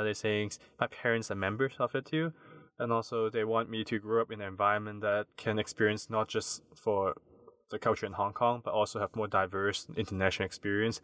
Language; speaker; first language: English; non-native, local second language; Cantonese